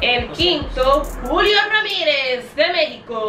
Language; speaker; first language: Spanish; native; Spanish